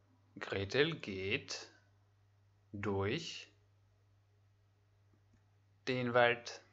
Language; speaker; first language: German; non-native, fluent; French